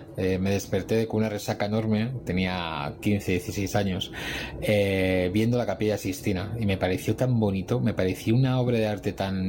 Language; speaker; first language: Spanish; native; Spanish